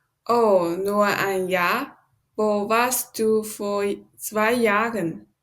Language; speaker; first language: German; non-native, learner; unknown